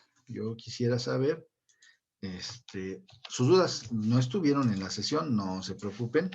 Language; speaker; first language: Spanish; native; Spanish